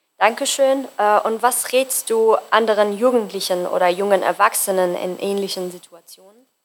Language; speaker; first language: German; native; German